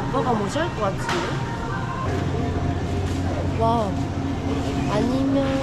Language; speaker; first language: Korean; non-native, fluent; Japanese